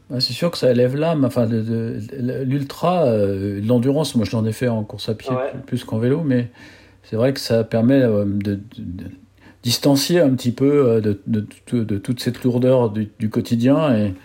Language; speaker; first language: French; native; French